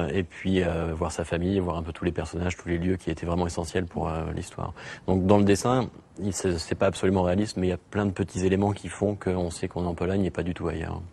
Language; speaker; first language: French; native; French